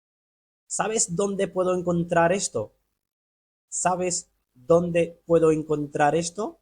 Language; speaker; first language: Spanish; non-native, fluent; Urdu